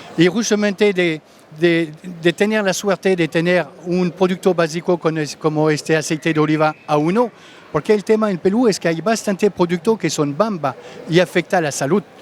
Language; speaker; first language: Spanish; non-native, fluent; French